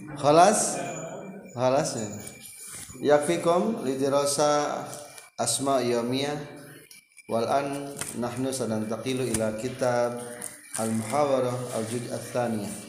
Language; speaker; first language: Arabic; non-native, learner; Indonesian